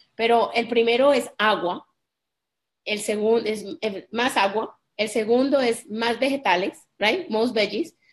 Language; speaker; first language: Spanish; native; Spanish